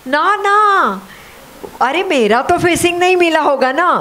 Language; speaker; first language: Hindi; non-native, local second language; Marathi